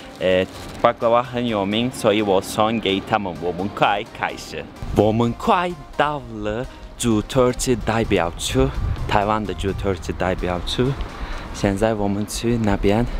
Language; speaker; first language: Chinese; non-native, learner; Turkish